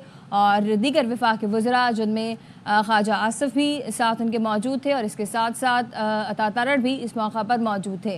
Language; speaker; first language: Urdu; native; Urdu